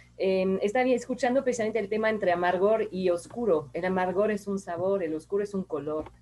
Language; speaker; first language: Spanish; non-native, fluent; French